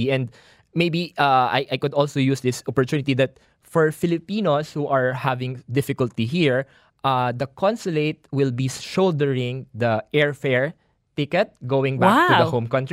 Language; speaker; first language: English; non-native, local second language; Filipino